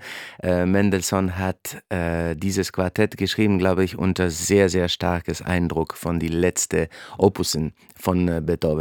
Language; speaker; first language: German; non-native, fluent; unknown